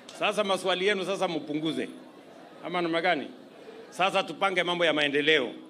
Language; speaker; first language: Swahili; non-native, local second language; Kalenjin